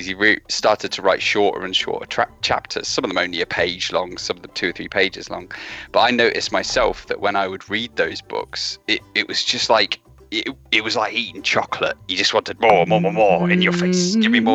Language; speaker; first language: English; native; English